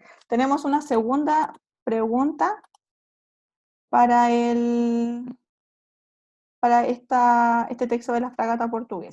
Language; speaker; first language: Spanish; native; Spanish